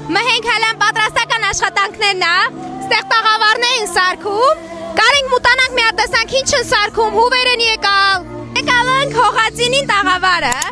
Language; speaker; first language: Armenian; native; Armenian